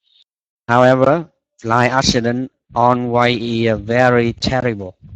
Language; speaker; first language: English; non-native, learner; Vietnamese